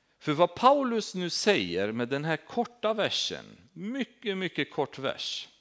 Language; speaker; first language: Swedish; non-native, fluent; Romanian